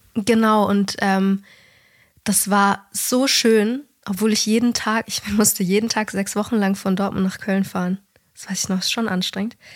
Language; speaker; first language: German; native; German